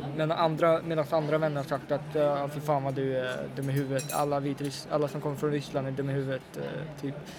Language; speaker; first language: Swedish; early bilingual, other home language; Russian